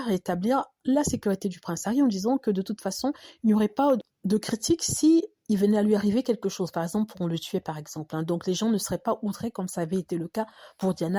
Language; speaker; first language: French; native; French